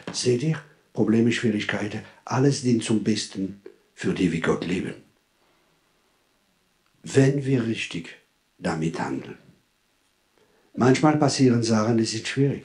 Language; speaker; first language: German; non-native, fluent; French